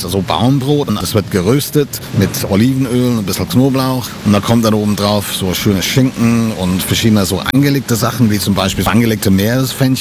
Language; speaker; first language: German; non-native, fluent; English